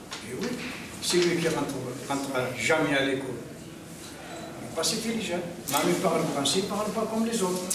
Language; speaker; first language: French; non-native, learner; Arabic